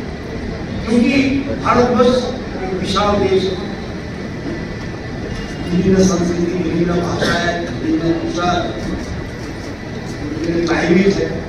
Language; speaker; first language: Hindi; non-native, local second language; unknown